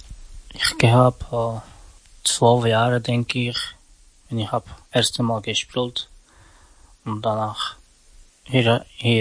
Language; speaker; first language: German; non-native, learner; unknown